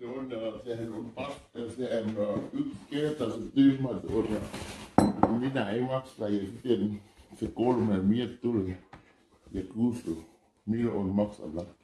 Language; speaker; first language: Finnish; non-native, learner; Thai